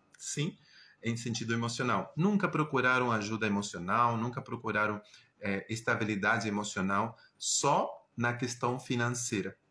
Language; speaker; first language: Portuguese; non-native, fluent; Spanish